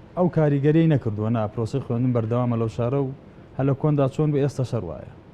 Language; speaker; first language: Central Kurdish; native; Central Kurdish